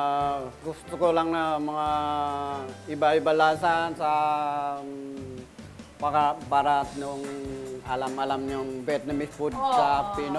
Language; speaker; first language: Filipino; non-native, learner; Vietnamese